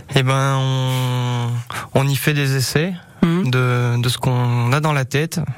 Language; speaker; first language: French; native; French